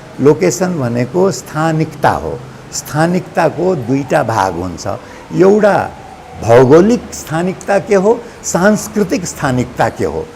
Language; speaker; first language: Nepali; non-native, local second language; Maithili